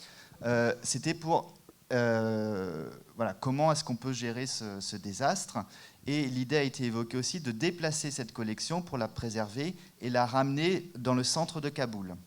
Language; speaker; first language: French; native; French